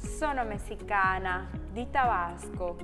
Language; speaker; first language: Italian; non-native, learner; Spanish